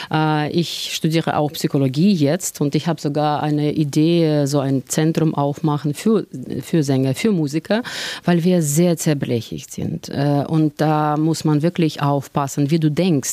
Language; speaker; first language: German; non-native, fluent; Russian